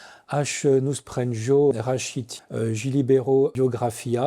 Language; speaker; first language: Lithuanian; non-native, fluent; French